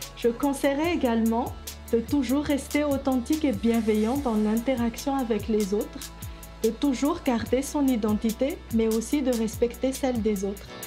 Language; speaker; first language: French; non-native, local second language; Malagasy